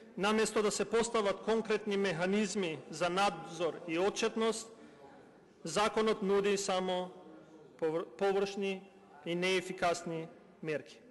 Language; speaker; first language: Macedonian; non-native, local second language; Albanian